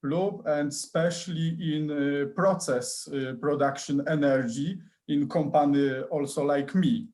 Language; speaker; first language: English; non-native, learner; Polish